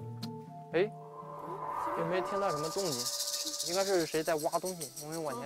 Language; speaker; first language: Chinese; native; Chinese